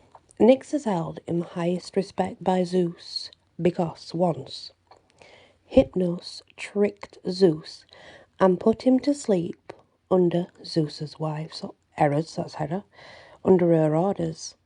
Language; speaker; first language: English; native; English